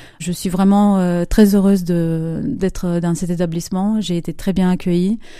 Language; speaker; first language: French; non-native, fluent; Romanian